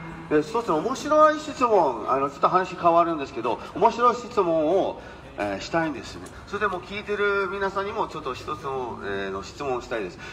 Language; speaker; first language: Japanese; non-native, fluent; English